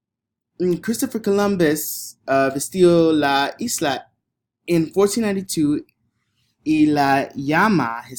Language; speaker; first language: Spanish; non-native, learner; English